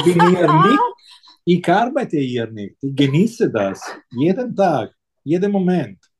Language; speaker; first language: German; non-native, fluent; Italian